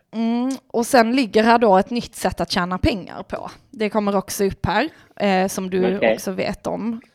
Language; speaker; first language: Swedish; native; Swedish